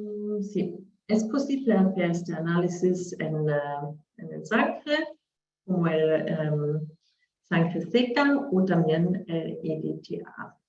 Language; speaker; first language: Spanish; non-native, learner; German